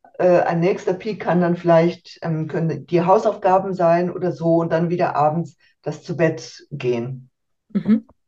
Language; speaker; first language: German; native; German